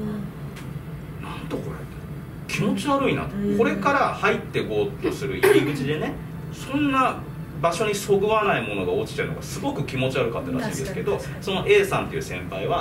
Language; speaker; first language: Japanese; native; Japanese